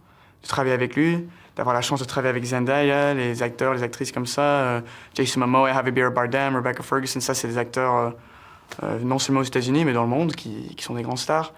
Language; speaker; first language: French; early bilingual, heritage; English